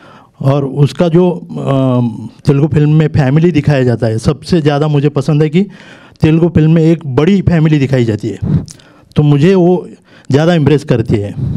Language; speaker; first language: Hindi; non-native, fluent; Telugu